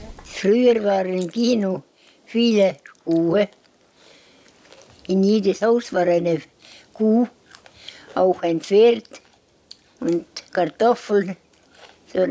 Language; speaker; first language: German; non-native, learner; Estonian